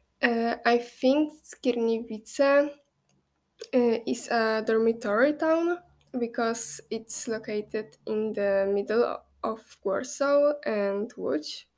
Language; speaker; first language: English; non-native, fluent; Polish